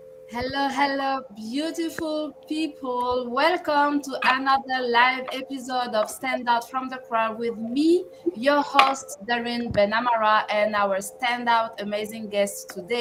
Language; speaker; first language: English; non-native, fluent; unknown